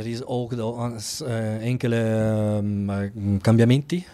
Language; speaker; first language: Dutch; non-native, learner; Italian